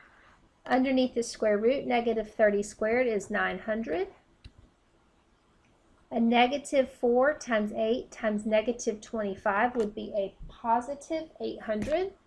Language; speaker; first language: English; native; English